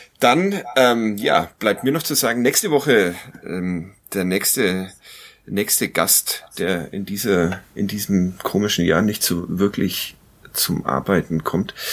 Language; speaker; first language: German; native; German